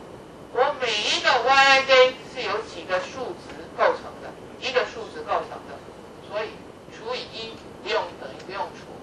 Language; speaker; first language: Chinese; native; Chinese